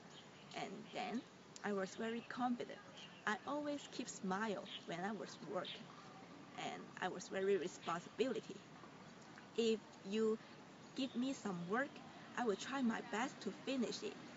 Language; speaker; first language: English; non-native, learner; Chinese